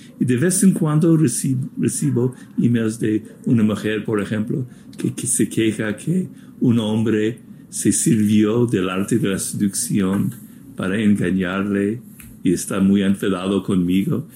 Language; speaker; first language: Spanish; non-native, fluent; English